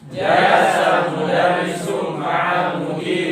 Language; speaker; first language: Arabic; non-native, learner; Indonesian